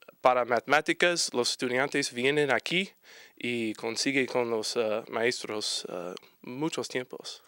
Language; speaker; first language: Spanish; non-native, learner; English